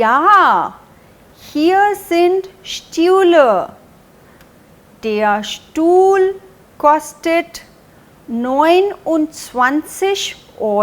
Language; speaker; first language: German; non-native, fluent; Hindi